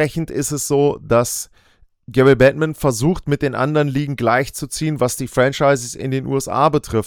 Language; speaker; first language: German; native; German